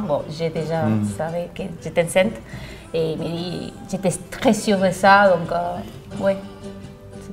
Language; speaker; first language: French; non-native, learner; Spanish